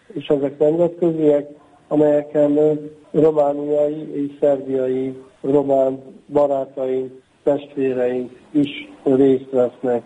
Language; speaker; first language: Hungarian; non-native, local second language; Romanian